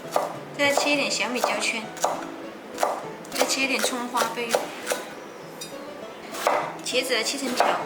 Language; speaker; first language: Chinese; native; Chinese